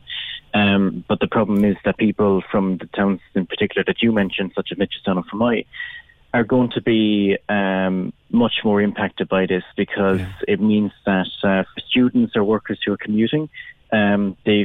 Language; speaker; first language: English; native; English